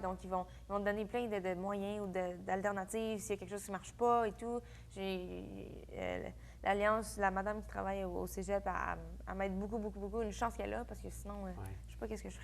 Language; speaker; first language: French; native; French